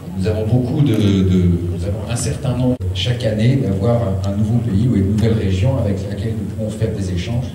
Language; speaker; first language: French; early bilingual, other home language; Swiss German